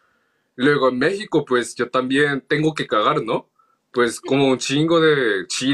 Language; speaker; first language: Spanish; non-native, learner; Korean